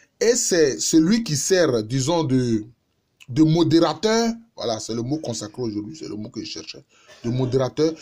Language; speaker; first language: French; non-native, local second language; Baoulé